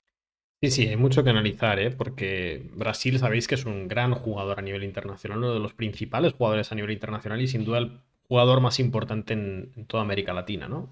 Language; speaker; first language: Spanish; native; Spanish